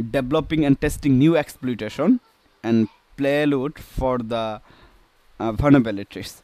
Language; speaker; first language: English; non-native, local second language; Bangla